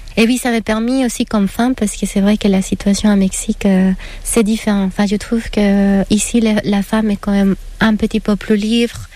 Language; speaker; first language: French; non-native, fluent; Spanish